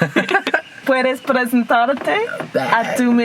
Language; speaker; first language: Spanish; non-native, learner; English